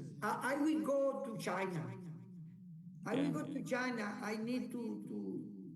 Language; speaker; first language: English; non-native, learner; Spanish